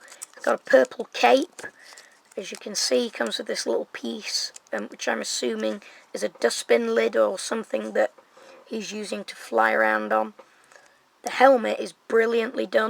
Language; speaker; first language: English; native; English